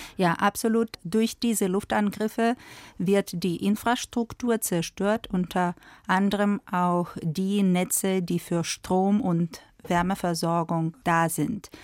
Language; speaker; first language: German; non-native, fluent; Russian